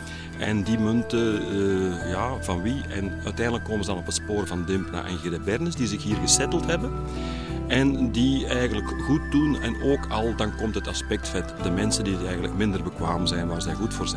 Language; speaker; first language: Dutch; native; Dutch